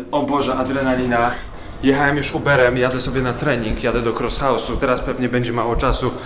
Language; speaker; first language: Polish; early bilingual, heritage; Polish